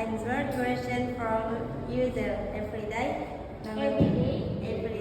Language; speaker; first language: English; non-native, learner; Indonesian